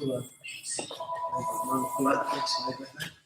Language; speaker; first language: Portuguese; native; Portuguese